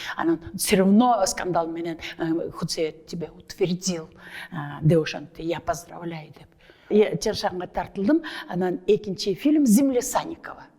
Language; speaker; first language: Russian; non-native, local second language; Kyrgyz